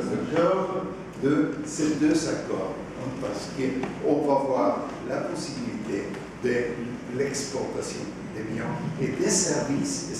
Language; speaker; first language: French; non-native, fluent; Spanish